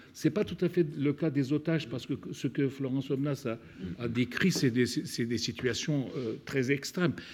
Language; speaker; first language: French; non-native, fluent; Turkish